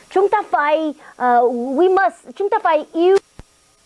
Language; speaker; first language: Vietnamese; non-native, learner; English